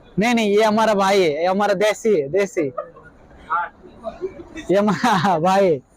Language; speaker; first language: Hindi; non-native, learner; Bangla